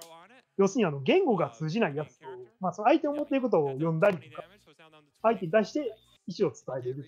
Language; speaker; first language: Japanese; native; Japanese